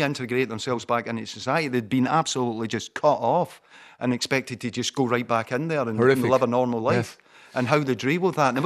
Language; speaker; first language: English; native; English